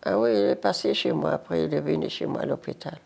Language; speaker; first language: French; non-native, learner; Arabic